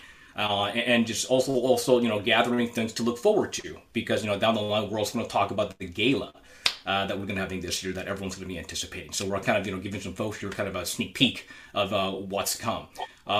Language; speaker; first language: English; native; English